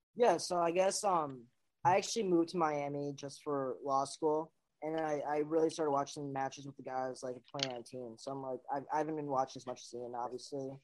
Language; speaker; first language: English; native; English